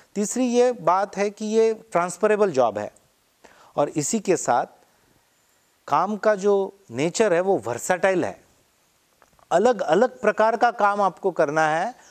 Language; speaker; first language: Hindi; non-native, local second language; Marathi